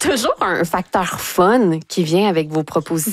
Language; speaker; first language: French; native; French